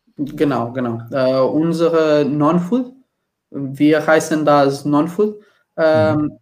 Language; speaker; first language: German; non-native, learner; Portuguese